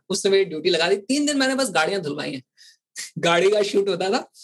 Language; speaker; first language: Hindi; native; Hindi